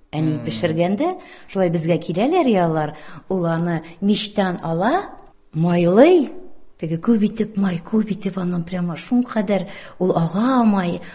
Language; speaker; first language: Tatar; non-native, local second language; Russian